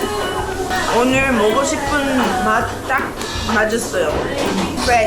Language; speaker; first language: Korean; non-native, learner; English